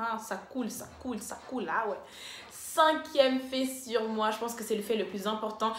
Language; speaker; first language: French; early bilingual, other home language; Lingala